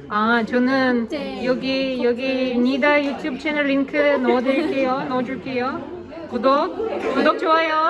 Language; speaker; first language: Korean; non-native, learner; Russian